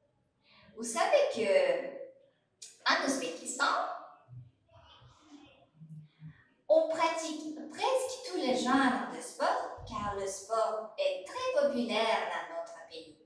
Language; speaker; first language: French; non-native, fluent; Uzbek